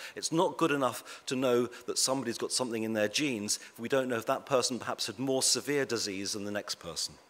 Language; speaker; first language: English; native; English